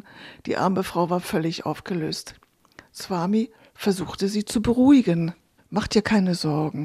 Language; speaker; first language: German; native; German